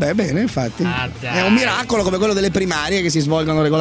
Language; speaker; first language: Italian; native; Italian